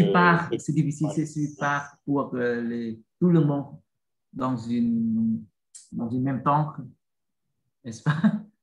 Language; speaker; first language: French; non-native, learner; Vietnamese